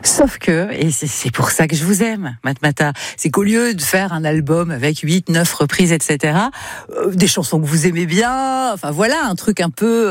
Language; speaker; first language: French; native; French